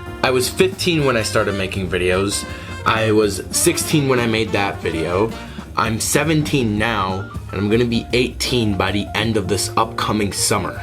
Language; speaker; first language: English; native; English